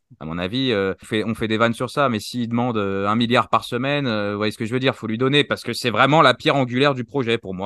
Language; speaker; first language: French; native; French